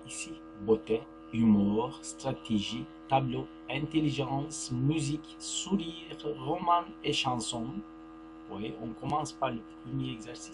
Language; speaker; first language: French; non-native, fluent; Turkish